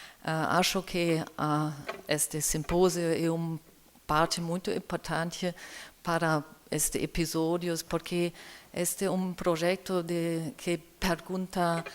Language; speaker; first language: Portuguese; non-native, learner; German